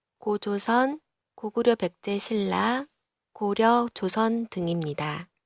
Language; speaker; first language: Korean; non-native, fluent; Vietnamese